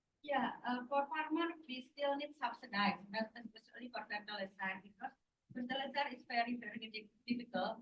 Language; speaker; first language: English; non-native, learner; Indonesian